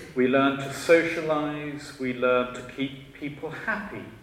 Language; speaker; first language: English; native; English